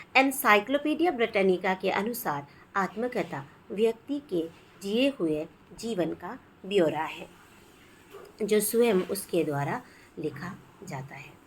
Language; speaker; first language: Hindi; non-native, local second language; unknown